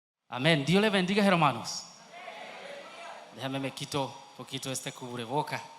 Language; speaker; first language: Spanish; non-native, learner; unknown